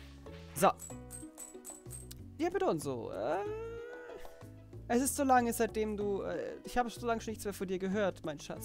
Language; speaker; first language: German; native; German